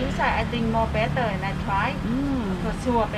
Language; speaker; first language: English; non-native, learner; Vietnamese